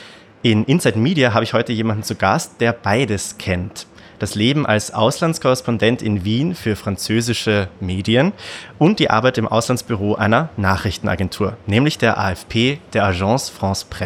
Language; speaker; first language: German; native; German